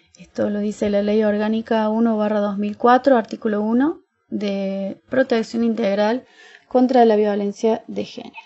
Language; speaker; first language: Spanish; native; Spanish